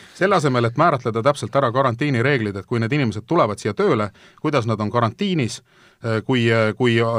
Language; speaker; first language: Estonian; native; Estonian